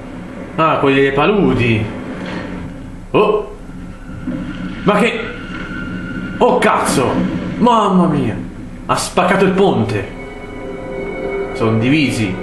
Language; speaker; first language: Italian; native; Italian